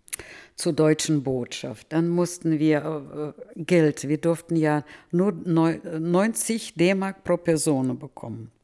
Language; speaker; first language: German; early bilingual, heritage; Russian